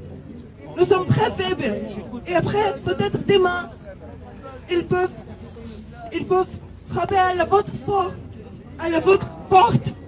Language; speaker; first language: French; non-native, learner; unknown